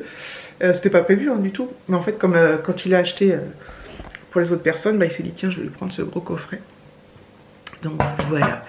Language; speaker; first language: French; native; French